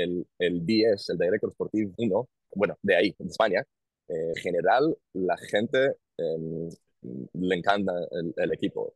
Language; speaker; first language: Spanish; non-native, learner; Hebrew